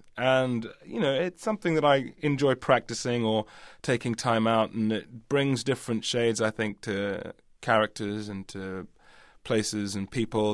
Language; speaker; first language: English; native; English